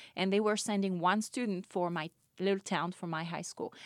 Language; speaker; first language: English; non-native, fluent; French